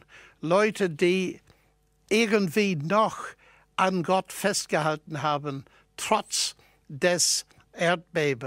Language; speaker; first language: German; non-native, fluent; English